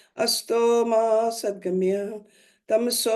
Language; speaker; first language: English; non-native, local second language; Hindi